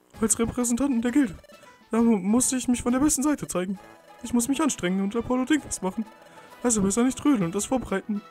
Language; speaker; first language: German; native; German